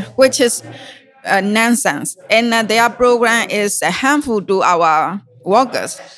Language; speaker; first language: English; non-native, learner; Burmese